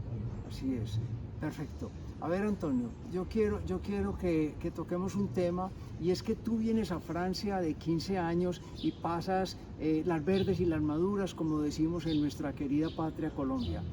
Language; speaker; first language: Spanish; native; Spanish